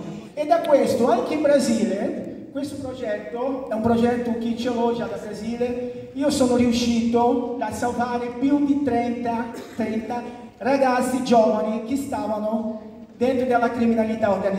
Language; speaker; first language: Italian; non-native, fluent; Portuguese